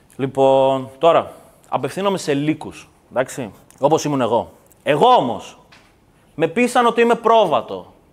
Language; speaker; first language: Greek; early bilingual, other home language; Kurdish